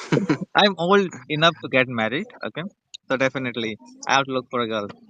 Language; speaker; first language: English; non-native, fluent; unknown